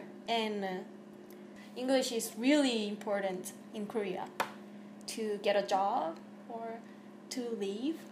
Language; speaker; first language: English; non-native, fluent; Korean